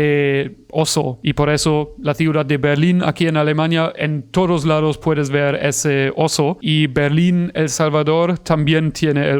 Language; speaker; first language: Spanish; non-native, fluent; German